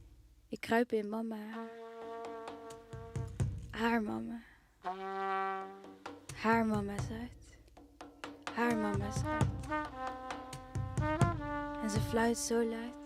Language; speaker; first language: Dutch; early bilingual, other home language; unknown